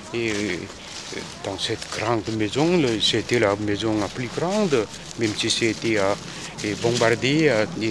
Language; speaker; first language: French; non-native, fluent; Korean